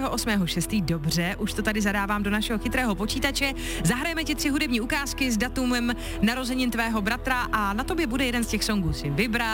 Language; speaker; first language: Czech; native; Czech